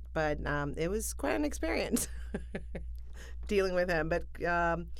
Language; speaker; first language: English; non-native, fluent; Spanish